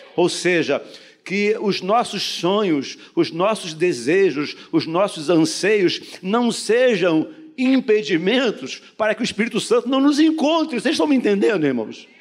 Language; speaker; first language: Portuguese; native; Portuguese